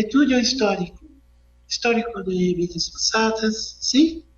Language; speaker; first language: Spanish; non-native, learner; Portuguese